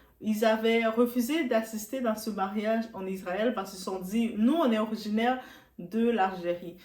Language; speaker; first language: French; non-native, local second language; Arabic